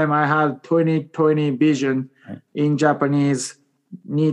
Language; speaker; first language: English; non-native, fluent; Japanese